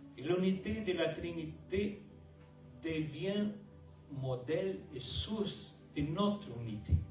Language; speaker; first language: French; non-native, fluent; German